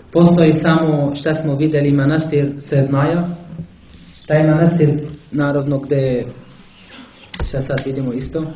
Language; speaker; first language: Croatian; non-native, learner; Arabic